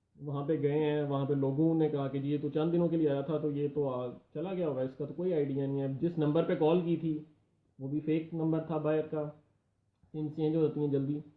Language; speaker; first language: Urdu; non-native, local second language; Punjabi